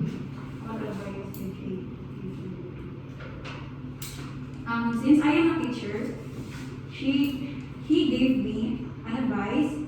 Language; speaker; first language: English; non-native, learner; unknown